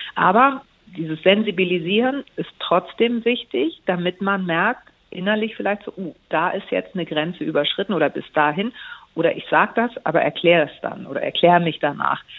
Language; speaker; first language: German; early bilingual, other home language; Greek